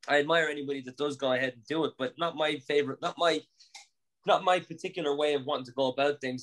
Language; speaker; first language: English; native; English